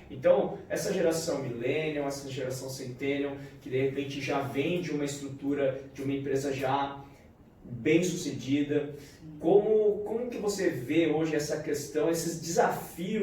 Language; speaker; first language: Portuguese; native; Portuguese